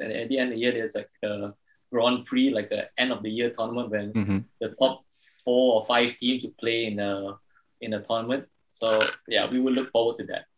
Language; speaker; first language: English; non-native, local second language; Malay